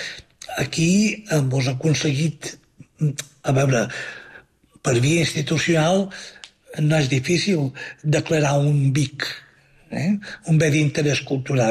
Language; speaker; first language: Catalan; native; Catalan